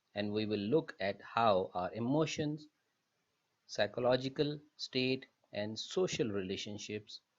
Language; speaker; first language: English; non-native, local second language; Urdu